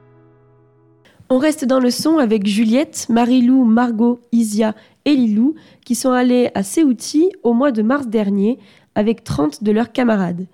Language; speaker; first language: French; native; French